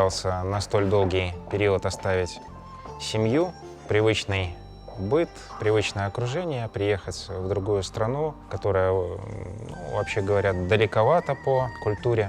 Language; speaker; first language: Russian; native; Russian